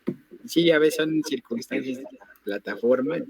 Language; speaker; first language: Spanish; native; Spanish